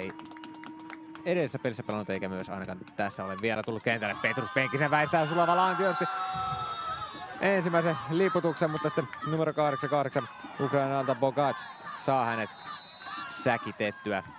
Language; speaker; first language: Finnish; native; Finnish